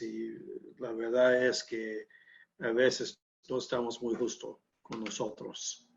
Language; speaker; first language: Spanish; non-native, learner; English